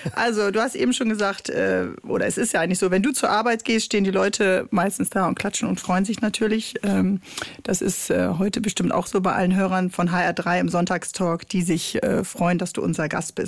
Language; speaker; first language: German; native; German